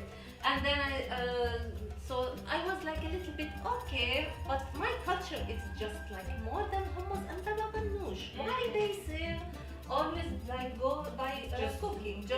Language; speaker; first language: English; non-native, learner; Arabic